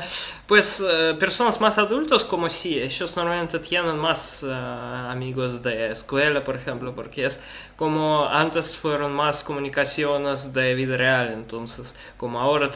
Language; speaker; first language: Spanish; non-native, learner; Russian